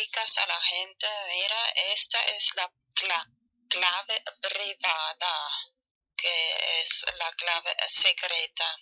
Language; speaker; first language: Spanish; non-native, fluent; German